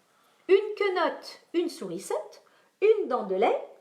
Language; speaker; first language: French; native; French